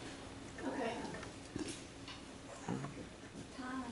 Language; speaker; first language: English; native; English